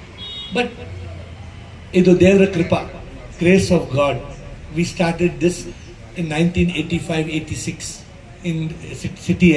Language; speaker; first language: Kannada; non-native, local second language; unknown